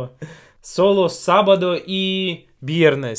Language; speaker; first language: Spanish; non-native, learner; Russian